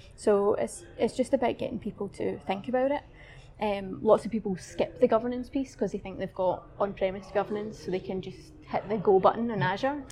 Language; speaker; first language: English; native; English